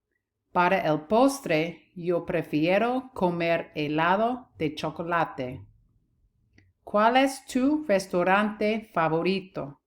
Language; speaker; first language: Spanish; non-native, fluent; English